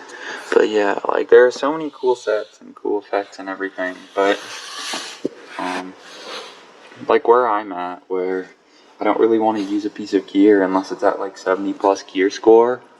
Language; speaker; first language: English; native; English